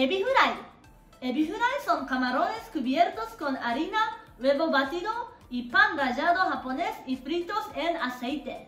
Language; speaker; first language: Spanish; non-native, fluent; Japanese